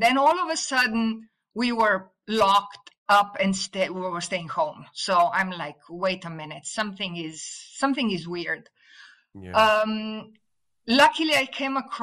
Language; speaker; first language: English; non-native, fluent; Slovenian